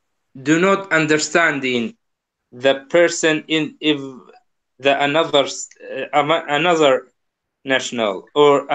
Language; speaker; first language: English; non-native, learner; Kurdish